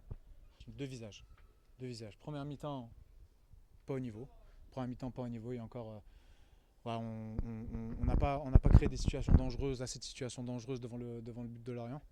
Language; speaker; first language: French; native; French